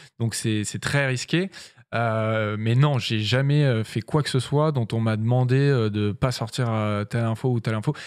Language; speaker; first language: French; native; French